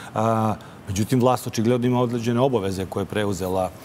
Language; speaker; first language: Serbian; native; Serbian